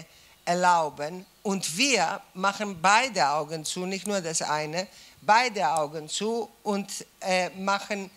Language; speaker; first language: German; non-native, fluent; Greek